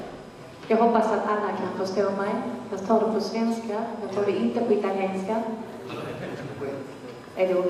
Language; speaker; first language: Swedish; non-native, fluent; Italian